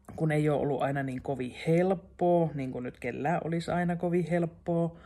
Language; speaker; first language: Finnish; native; Finnish